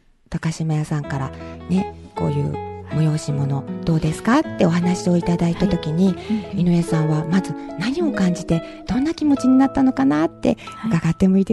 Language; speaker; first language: Japanese; native; Japanese